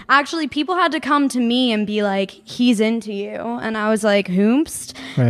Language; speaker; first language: English; native; English